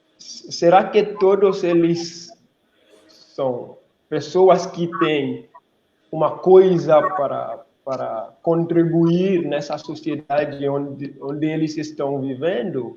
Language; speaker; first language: Portuguese; non-native, local second language; Haitian Creole